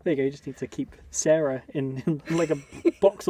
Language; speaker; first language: English; native; English